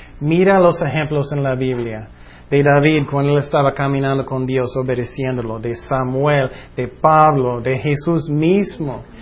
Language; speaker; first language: Spanish; non-native, fluent; English